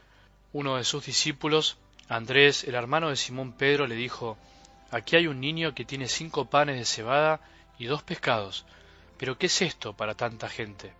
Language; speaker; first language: Spanish; native; Spanish